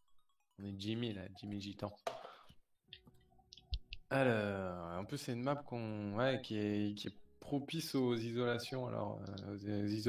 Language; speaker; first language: French; native; French